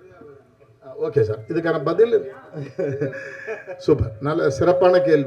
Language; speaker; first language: Tamil; native; Tamil